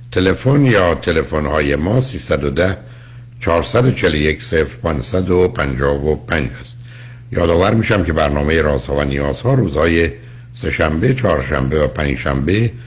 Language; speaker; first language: Persian; native; Persian